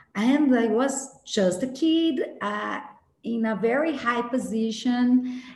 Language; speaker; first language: English; non-native, fluent; Portuguese